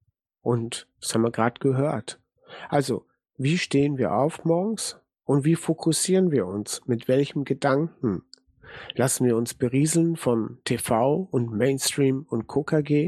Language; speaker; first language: German; native; German